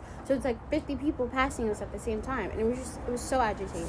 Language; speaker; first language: English; native; English